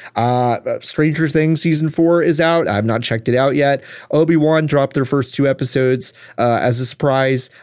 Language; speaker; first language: English; native; English